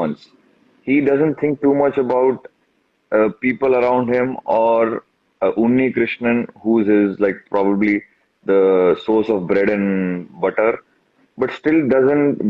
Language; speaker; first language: English; non-native, local second language; Tamil